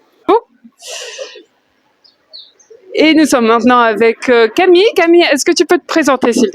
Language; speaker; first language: French; native; French